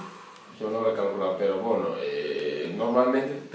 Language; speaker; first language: Spanish; non-native, learner; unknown